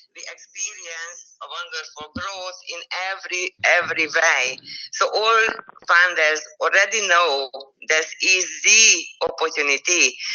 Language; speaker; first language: English; non-native, fluent; Hungarian